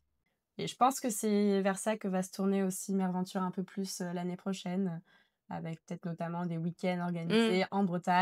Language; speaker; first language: French; native; French